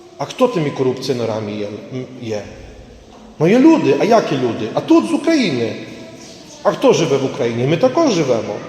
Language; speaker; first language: Ukrainian; native; Ukrainian